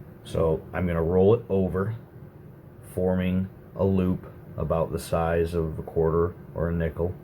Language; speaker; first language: English; native; English